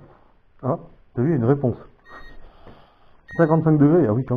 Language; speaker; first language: French; native; French